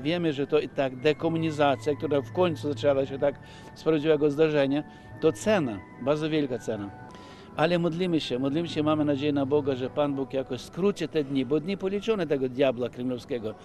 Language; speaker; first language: Polish; non-native, fluent; Ukrainian